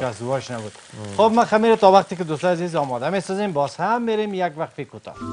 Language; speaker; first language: Persian; native; Persian